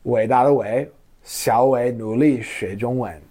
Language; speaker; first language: Chinese; non-native, learner; English